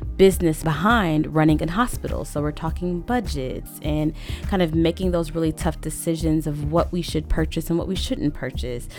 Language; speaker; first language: English; native; English